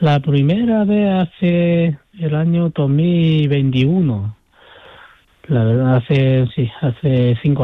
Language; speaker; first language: Spanish; non-native, fluent; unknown